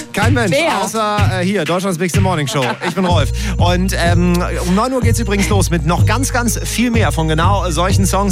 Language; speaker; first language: German; native; German